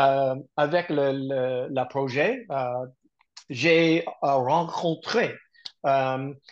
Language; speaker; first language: French; non-native, learner; English